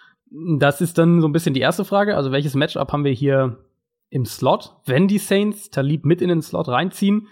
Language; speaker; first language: German; native; German